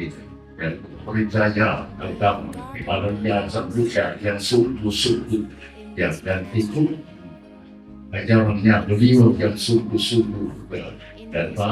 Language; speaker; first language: Indonesian; non-native, learner; Thai